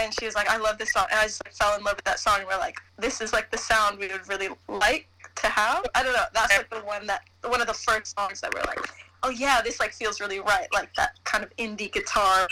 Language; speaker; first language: English; native; English